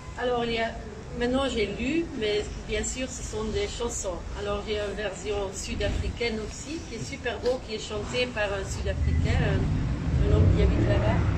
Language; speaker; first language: French; non-native, fluent; Dutch